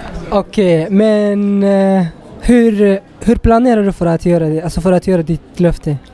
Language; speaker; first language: Swedish; non-native, fluent; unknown